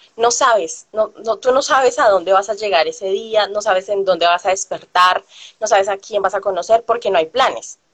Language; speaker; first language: Spanish; native; Spanish